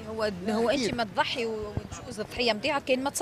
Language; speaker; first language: Arabic; native; Arabic